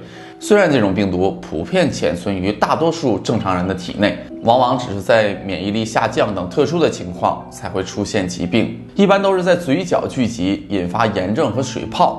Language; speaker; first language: Chinese; native; Chinese